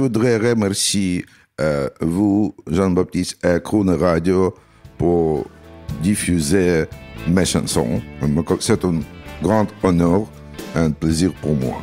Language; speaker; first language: French; non-native, learner; Russian